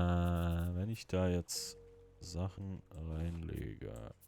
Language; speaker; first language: German; native; German